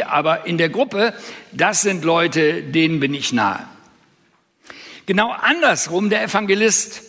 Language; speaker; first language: German; native; German